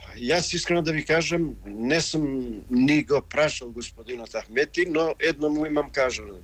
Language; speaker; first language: Macedonian; non-native, local second language; Albanian